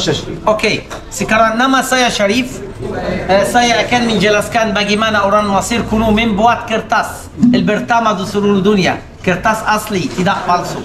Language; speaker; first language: Indonesian; non-native, learner; Arabic